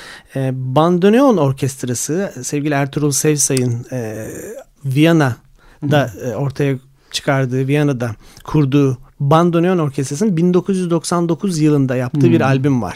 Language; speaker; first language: Turkish; native; Turkish